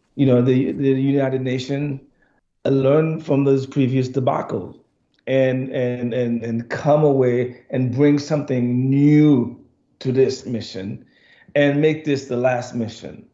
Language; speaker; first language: English; non-native, fluent; Haitian Creole